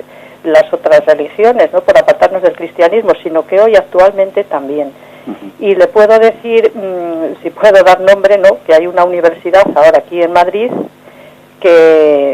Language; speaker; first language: Spanish; native; Spanish